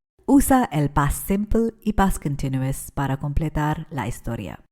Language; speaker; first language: Spanish; non-native, fluent; English